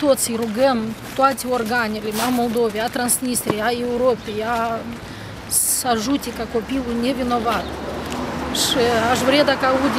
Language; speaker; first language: Romanian; native; Romanian